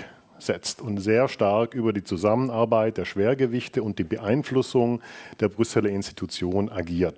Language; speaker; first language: German; native; German